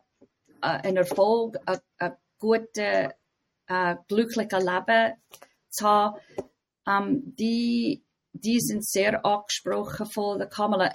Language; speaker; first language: German; non-native, fluent; English